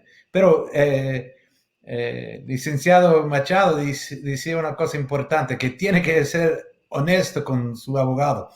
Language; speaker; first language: Spanish; non-native, learner; English